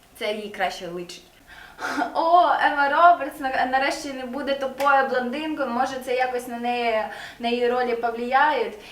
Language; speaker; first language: Ukrainian; non-native, local second language; Russian